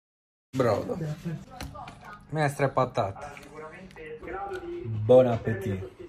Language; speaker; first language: Italian; native; Italian